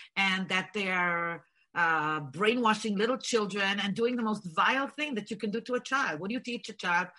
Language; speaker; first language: English; non-native, fluent; Bulgarian